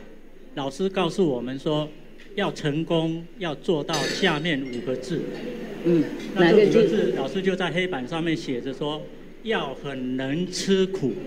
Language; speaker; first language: Chinese; native; Chinese